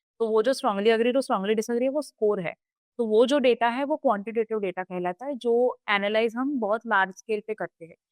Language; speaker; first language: Hindi; non-native, local second language; Marathi